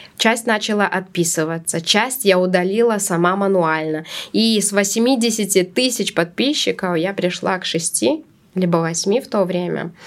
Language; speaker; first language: Russian; non-native, local second language; Latvian